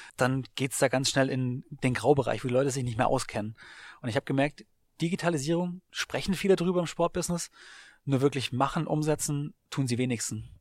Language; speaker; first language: German; native; German